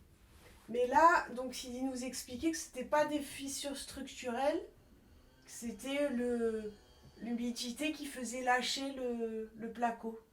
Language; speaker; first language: French; native; French